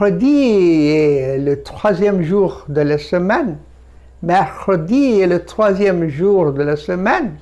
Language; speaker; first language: French; non-native, fluent; Bangla